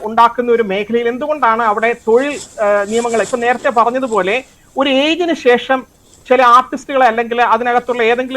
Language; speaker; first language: Malayalam; native; Malayalam